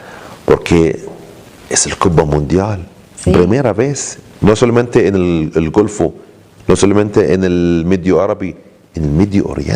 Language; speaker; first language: Spanish; non-native, learner; Arabic